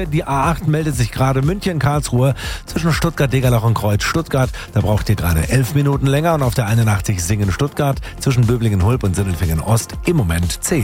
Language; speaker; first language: German; native; German